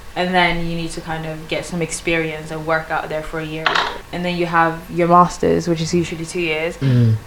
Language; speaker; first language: English; non-native, fluent; Swedish